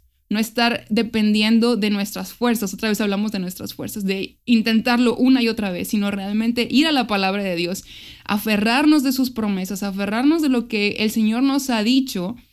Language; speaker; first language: Spanish; native; Spanish